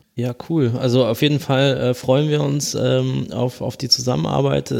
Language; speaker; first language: German; native; German